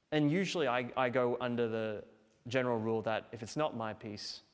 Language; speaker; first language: English; native; English